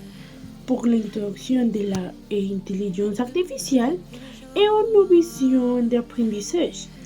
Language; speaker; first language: French; non-native, learner; Spanish